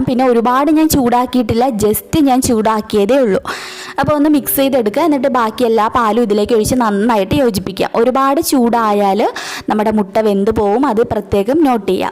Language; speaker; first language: Malayalam; native; Malayalam